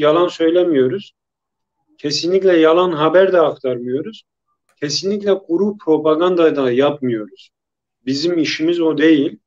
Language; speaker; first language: Turkish; non-native, local second language; Kurdish